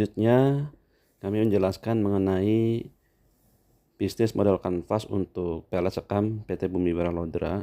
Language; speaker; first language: Indonesian; native; Indonesian